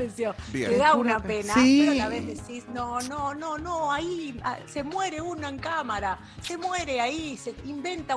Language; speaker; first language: Spanish; native; Spanish